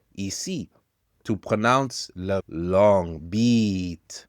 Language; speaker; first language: French; non-native, fluent; English